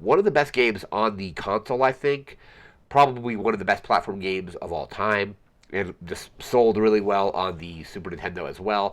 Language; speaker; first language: English; native; English